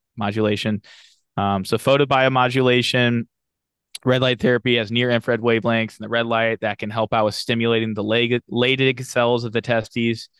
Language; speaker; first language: English; native; English